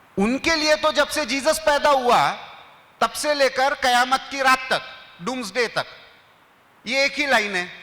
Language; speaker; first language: Hindi; non-native, local second language; Marathi